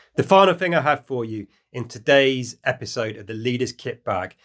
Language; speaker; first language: English; native; English